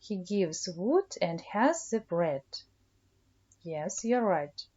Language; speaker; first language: English; non-native, fluent; Kazakh